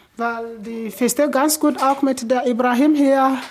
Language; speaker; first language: German; non-native, learner; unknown